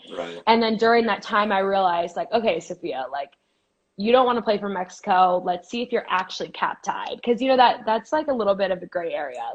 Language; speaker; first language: English; native; English